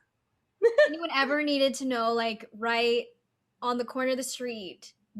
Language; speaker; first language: English; native; English